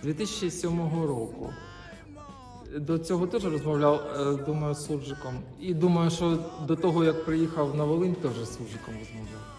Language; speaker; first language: Ukrainian; non-native, local second language; Russian